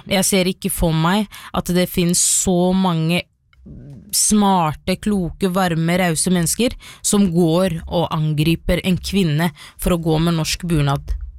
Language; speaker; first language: Norwegian; early bilingual, other home language; Somali